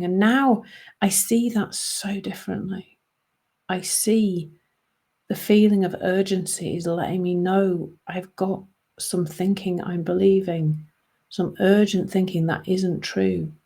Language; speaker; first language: English; native; English